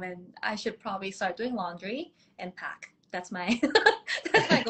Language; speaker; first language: English; native; English